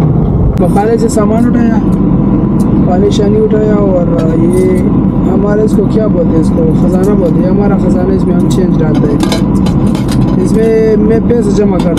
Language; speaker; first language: Hindi; non-native, local second language; Pashto